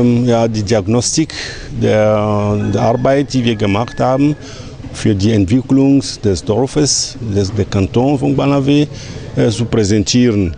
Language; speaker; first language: German; non-native, fluent; French